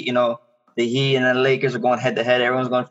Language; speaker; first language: English; native; English